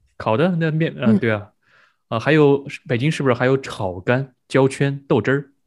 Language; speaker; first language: Chinese; native; Chinese